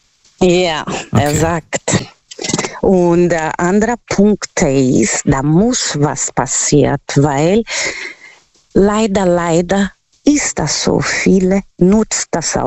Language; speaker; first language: German; non-native, learner; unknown